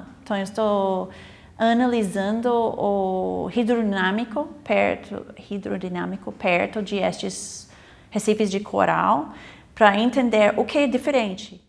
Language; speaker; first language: Portuguese; non-native, fluent; English